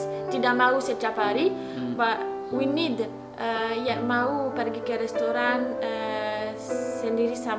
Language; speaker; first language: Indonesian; non-native, learner; English